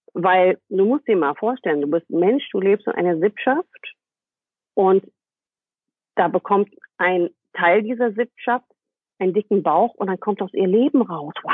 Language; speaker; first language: German; non-native, fluent; English